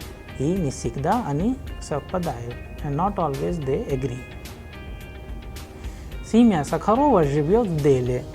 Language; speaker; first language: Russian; non-native, fluent; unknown